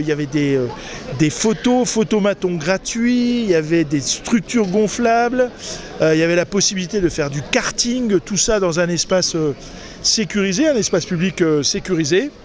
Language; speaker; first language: French; native; French